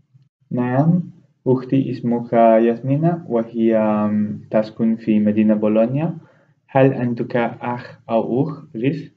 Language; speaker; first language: Arabic; non-native, learner; Romanian